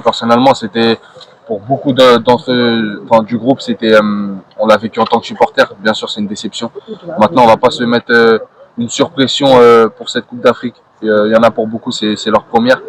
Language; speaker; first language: French; native; French